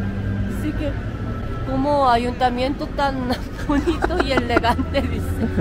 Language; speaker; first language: Spanish; non-native, fluent; Korean